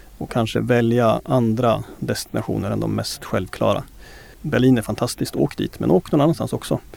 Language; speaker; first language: Swedish; native; Swedish